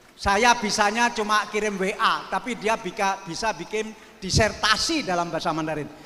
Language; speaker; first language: Indonesian; native; Indonesian